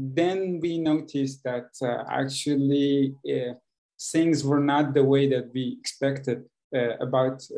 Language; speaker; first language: English; non-native, fluent; Persian